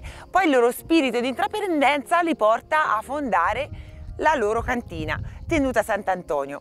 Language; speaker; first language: Italian; native; Italian